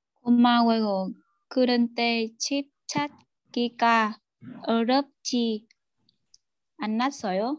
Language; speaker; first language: Korean; non-native, learner; Vietnamese